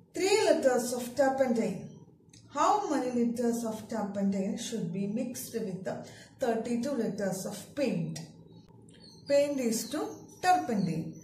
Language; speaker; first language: English; non-native, local second language; Malayalam